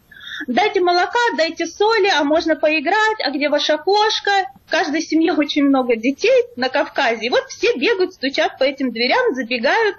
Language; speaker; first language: Russian; native; Russian